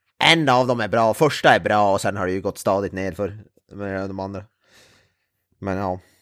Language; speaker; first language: Swedish; native; Swedish